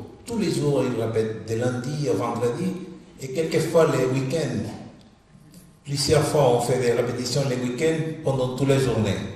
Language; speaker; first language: French; non-native, fluent; Spanish